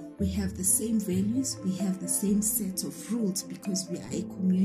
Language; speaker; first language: English; non-native, local second language; Xhosa